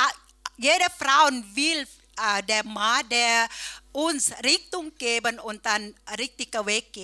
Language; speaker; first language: German; non-native, learner; Thai